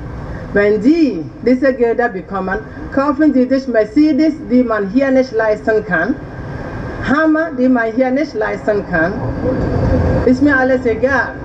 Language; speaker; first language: German; non-native, learner; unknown